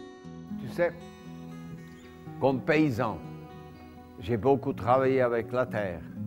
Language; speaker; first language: French; non-native, local second language; German